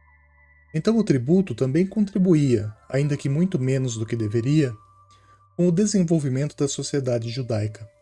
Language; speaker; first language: Portuguese; native; Portuguese